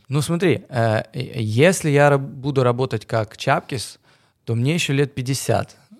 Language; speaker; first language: Russian; native; Russian